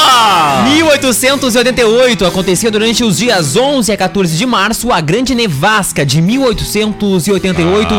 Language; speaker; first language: Portuguese; native; Portuguese